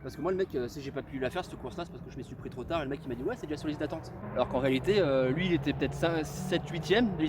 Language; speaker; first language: French; native; French